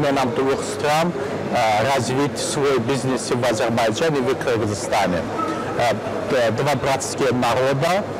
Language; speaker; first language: Russian; non-native, fluent; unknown